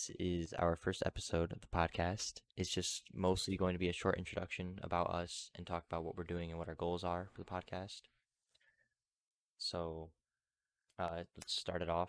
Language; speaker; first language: English; native; English